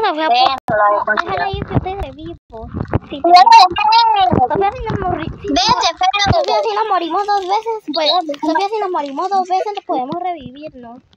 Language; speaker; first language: Spanish; native; Spanish